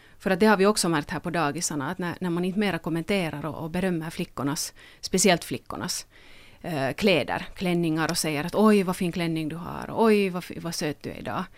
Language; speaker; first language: Swedish; native; Swedish